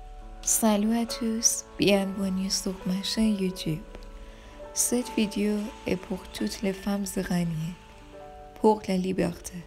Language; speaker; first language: French; non-native, learner; Persian